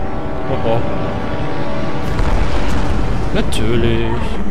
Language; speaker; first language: German; native; German